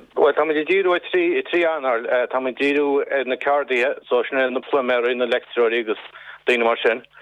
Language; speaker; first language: Irish; native; Irish